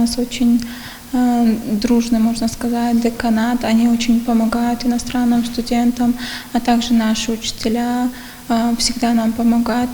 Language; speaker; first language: Russian; non-native, fluent; Uzbek